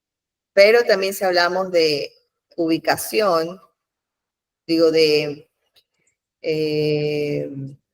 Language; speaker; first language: Spanish; non-native, fluent; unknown